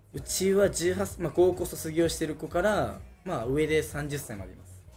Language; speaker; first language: Japanese; early bilingual, other home language; Spanish